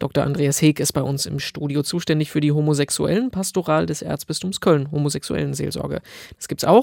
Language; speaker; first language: German; native; German